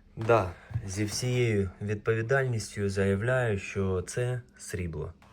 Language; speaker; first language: Ukrainian; non-native, local second language; Russian